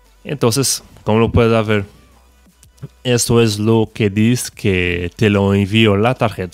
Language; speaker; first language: Spanish; non-native, fluent; Portuguese